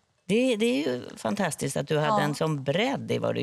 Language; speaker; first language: Swedish; native; Swedish